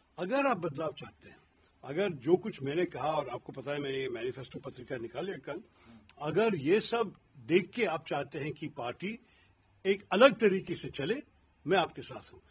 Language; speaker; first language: Hindi; non-native, local second language; Malayalam